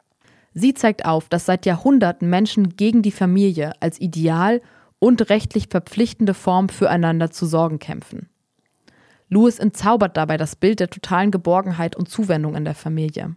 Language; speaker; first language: German; native; German